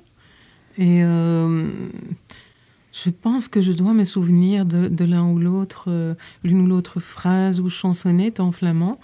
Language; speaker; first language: French; native; French